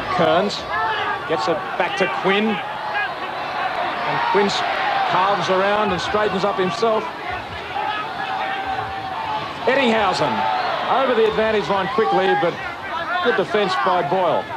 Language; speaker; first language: English; native; English